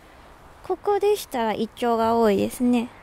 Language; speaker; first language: Japanese; non-native, fluent; Chinese